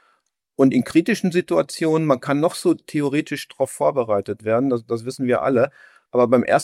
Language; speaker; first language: German; native; German